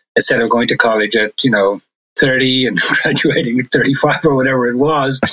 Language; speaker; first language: English; native; English